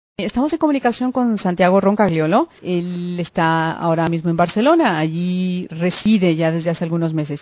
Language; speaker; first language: Spanish; native; Spanish